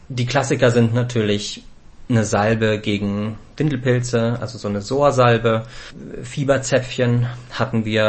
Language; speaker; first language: German; native; German